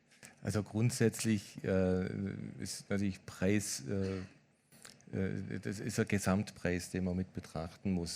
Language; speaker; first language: German; native; German